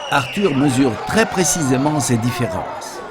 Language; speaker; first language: French; native; French